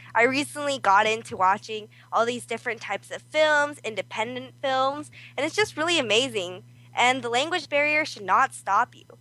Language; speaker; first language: English; early bilingual, other home language; Korean